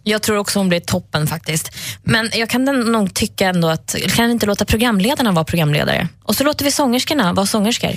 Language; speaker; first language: Swedish; native; Swedish